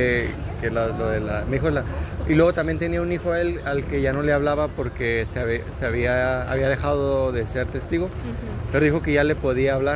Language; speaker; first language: Spanish; native; Spanish